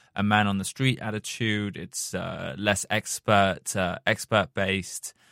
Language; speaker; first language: English; native; English